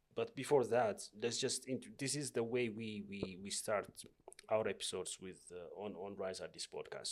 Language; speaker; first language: English; non-native, local second language; Amharic